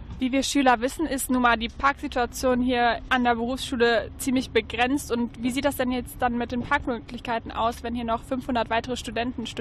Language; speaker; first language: German; native; German